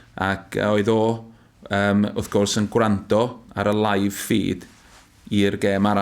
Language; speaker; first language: Welsh; native; Welsh